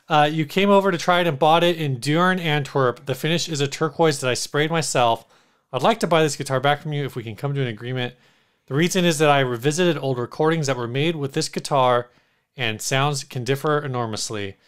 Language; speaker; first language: English; native; English